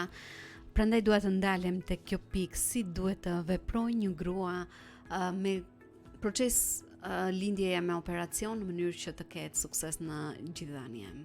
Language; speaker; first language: Albanian; native; Albanian